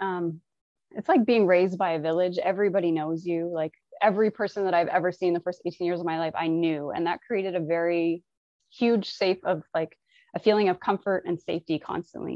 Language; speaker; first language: English; native; English